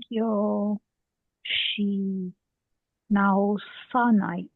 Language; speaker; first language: Japanese; non-native, learner; English